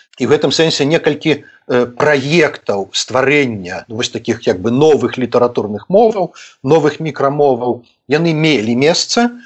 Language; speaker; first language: Belarusian; native; Belarusian